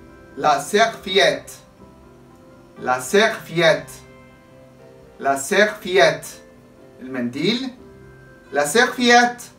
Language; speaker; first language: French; non-native, fluent; Arabic